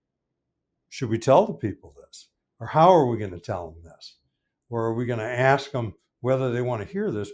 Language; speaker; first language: English; native; English